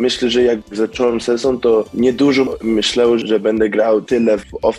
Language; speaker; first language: Polish; early bilingual, heritage; English